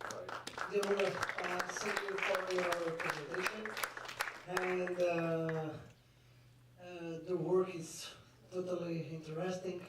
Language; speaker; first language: English; non-native, fluent; Portuguese